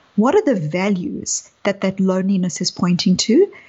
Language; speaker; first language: English; native; English